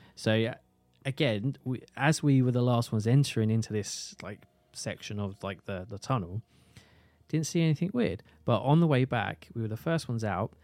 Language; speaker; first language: English; native; English